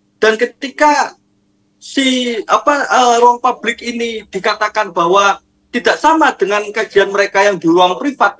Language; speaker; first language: Indonesian; non-native, local second language; Madurese